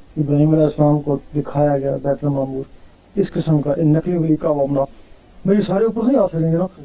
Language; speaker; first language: Urdu; non-native, local second language; Punjabi